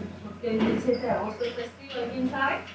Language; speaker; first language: Spanish; native; Spanish